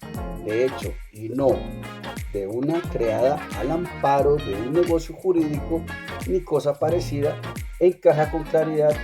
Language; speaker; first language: Spanish; native; Spanish